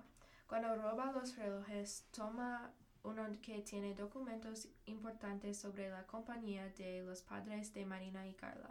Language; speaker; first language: Spanish; non-native, learner; English